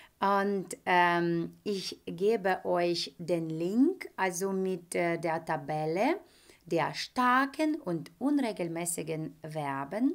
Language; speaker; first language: German; non-native, fluent; Ukrainian